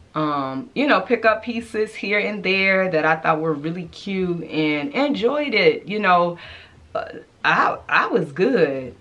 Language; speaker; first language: English; native; English